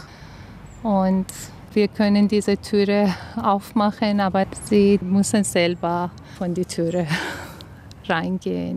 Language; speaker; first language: German; non-native, fluent; Persian